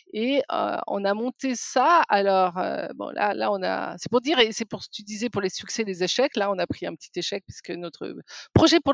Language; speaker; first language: French; native; French